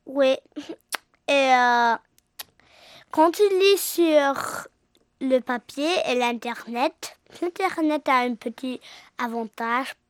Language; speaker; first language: French; early bilingual, heritage; English